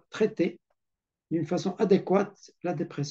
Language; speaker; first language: French; non-native, local second language; Arabic